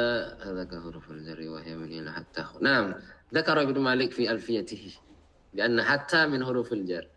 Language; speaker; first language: Arabic; non-native, fluent; Indonesian